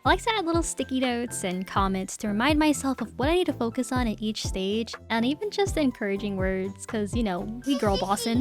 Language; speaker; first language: English; native; English